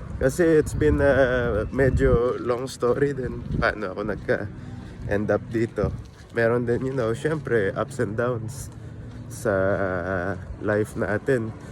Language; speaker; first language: Filipino; native; Filipino